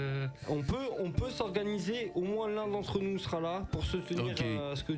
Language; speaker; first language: French; native; French